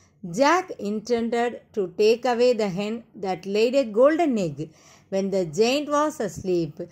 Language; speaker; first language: English; non-native, local second language; Tamil